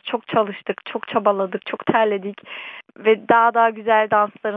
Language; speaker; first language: Turkish; early bilingual, heritage; Turkish